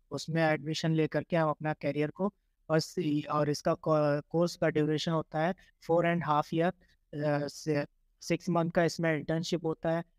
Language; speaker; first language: Hindi; native; Hindi